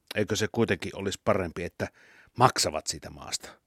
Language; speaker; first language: Finnish; non-native, fluent; Kurdish